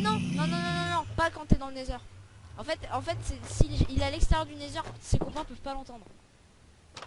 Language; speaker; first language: French; native; French